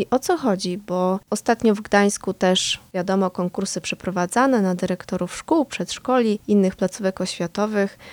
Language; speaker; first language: Polish; native; Polish